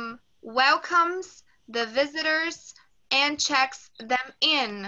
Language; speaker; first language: English; non-native, fluent; Portuguese